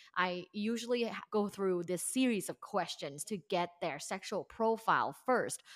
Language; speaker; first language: English; non-native, fluent; Thai